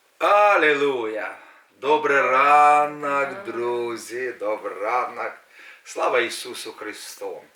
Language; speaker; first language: Ukrainian; non-native, local second language; Russian